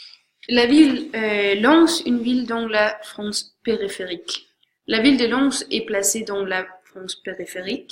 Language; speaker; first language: French; non-native, learner; Swedish